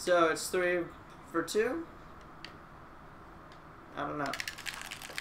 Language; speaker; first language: English; native; English